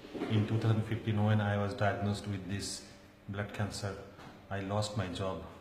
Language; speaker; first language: English; non-native, local second language; Bangla